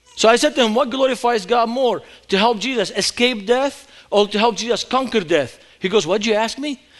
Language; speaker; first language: English; non-native, fluent; Arabic